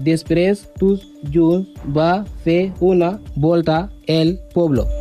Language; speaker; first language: Catalan; non-native, learner; Spanish